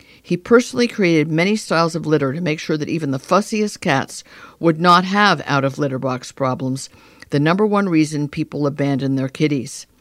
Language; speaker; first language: English; native; English